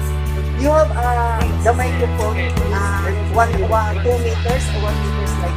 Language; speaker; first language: English; non-native, learner; Filipino